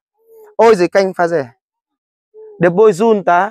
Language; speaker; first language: Portuguese; non-native, learner; Vietnamese